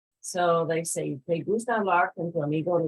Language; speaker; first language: Spanish; non-native, fluent; English